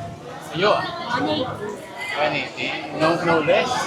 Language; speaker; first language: English; non-native, learner; Hiligaynon